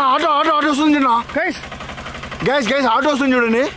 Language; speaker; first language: Telugu; native; Telugu